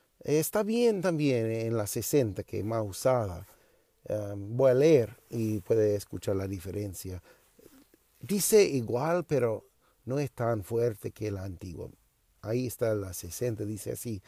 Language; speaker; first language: Spanish; non-native, learner; English